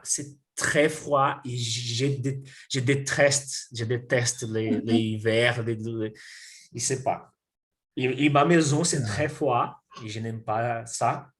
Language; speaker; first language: French; non-native, learner; Portuguese